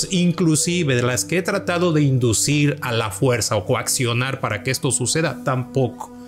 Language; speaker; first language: Spanish; native; Spanish